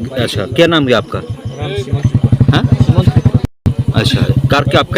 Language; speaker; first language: Hindi; non-native, local second language; Kok Borok